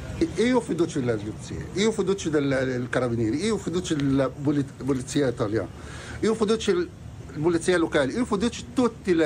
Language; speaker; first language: Italian; non-native, learner; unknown